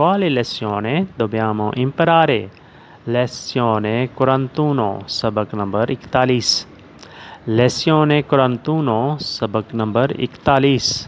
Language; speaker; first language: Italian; non-native, learner; Urdu